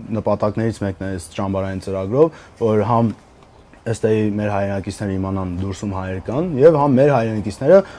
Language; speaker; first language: Armenian; early bilingual, heritage; Armenian